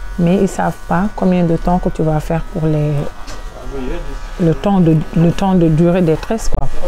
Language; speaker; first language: French; non-native, local second language; Wolof